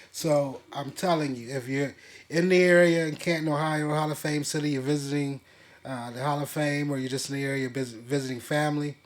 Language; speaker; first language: English; native; English